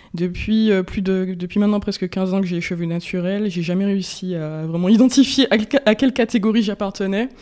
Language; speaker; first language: French; native; French